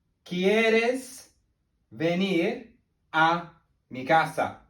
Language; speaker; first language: Spanish; non-native, learner; English